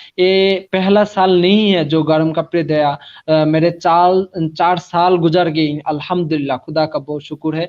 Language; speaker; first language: Hindi; non-native, learner; Bangla